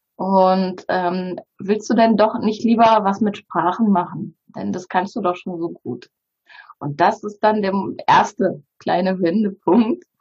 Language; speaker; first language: German; early bilingual, other home language; Bulgarian